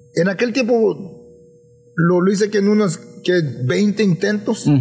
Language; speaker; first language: Spanish; early bilingual, heritage; Spanish